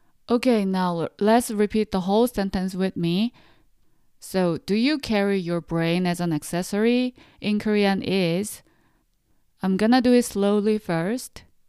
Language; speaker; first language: English; non-native, fluent; Korean